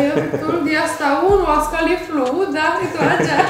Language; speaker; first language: Indonesian; non-native, fluent; Romanian